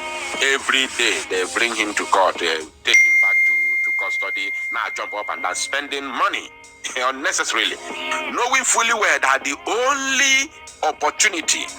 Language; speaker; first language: English; non-native, local second language; Igbo